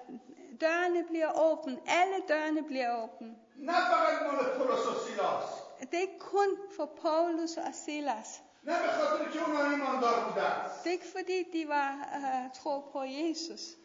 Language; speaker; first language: Danish; non-native, learner; Persian